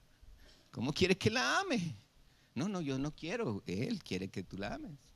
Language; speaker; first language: Spanish; native; Spanish